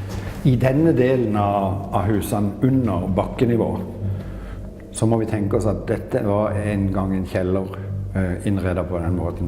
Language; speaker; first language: Norwegian; native; Norwegian